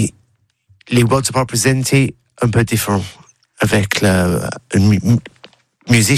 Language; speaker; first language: French; non-native, learner; English